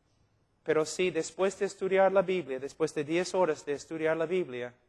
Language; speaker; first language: Spanish; non-native, fluent; English